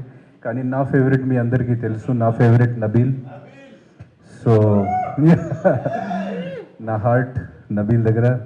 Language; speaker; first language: Telugu; non-native, local second language; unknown